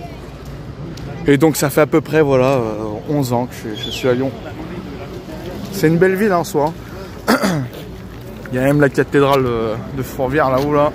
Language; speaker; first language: French; native; French